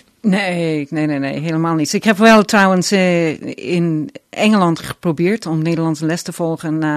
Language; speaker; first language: Dutch; non-native, fluent; English